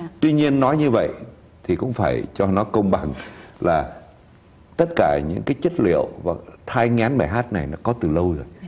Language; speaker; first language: Vietnamese; native; Vietnamese